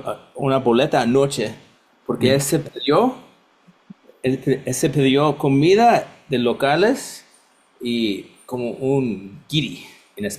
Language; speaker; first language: Spanish; non-native, learner; English